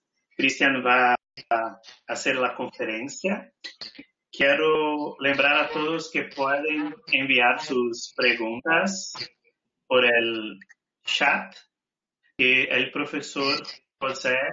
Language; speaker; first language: Spanish; non-native, fluent; Portuguese